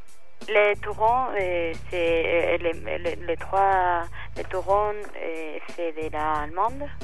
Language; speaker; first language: French; non-native, learner; Spanish